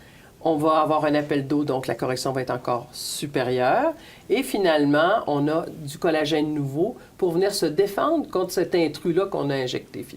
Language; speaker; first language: French; native; French